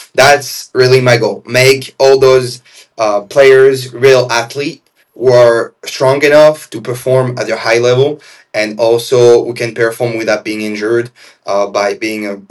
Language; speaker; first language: English; non-native, fluent; French